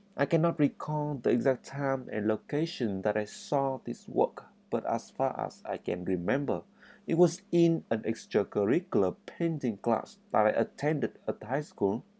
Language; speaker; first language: English; non-native, fluent; Vietnamese